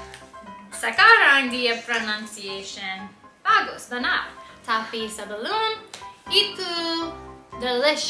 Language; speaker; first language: Indonesian; non-native, learner; English